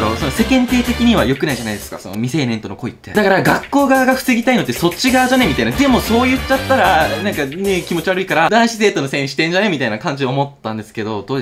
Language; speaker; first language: Japanese; native; Japanese